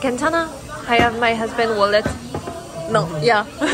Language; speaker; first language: English; non-native, learner; French